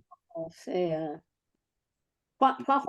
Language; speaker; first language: French; non-native, learner; English